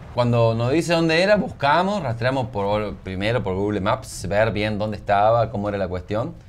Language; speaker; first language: Spanish; native; Spanish